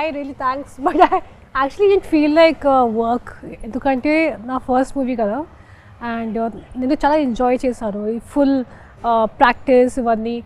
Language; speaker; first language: Telugu; non-native, fluent; Hindi